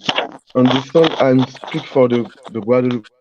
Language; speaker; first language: English; non-native, learner; French